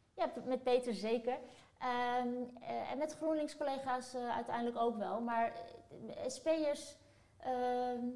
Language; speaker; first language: Dutch; early bilingual, other home language; Turkish